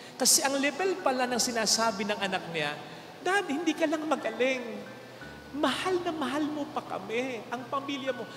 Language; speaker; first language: Filipino; native; Filipino